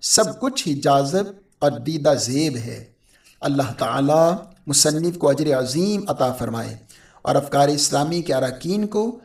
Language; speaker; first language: Urdu; native; Urdu